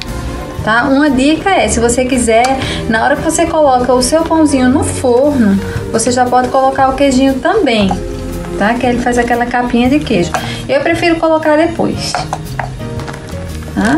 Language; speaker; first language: Portuguese; native; Portuguese